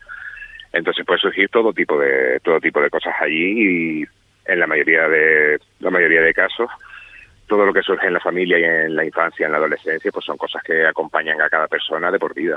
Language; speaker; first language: Spanish; native; Spanish